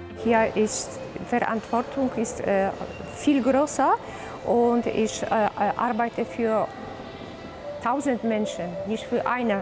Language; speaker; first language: German; non-native, learner; Polish